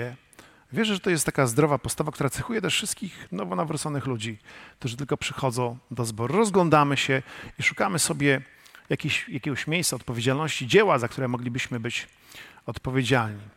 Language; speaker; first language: Polish; native; Polish